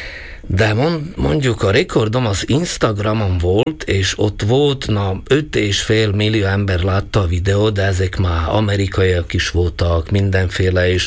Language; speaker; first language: Hungarian; non-native, local second language; Slovak